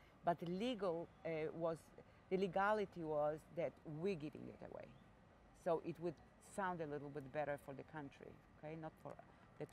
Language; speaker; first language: English; non-native, fluent; Polish